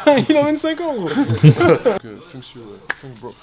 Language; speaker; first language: French; native; French